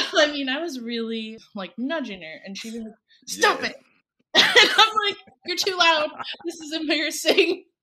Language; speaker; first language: English; early bilingual, other home language; Filipino